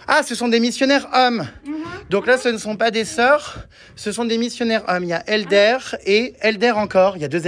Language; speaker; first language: French; native; French